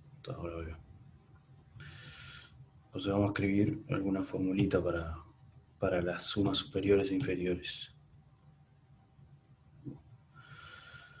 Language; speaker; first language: Spanish; native; Spanish